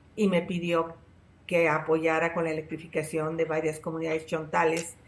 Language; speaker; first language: Spanish; native; Spanish